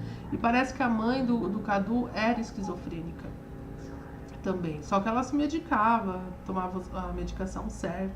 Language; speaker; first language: Portuguese; native; Portuguese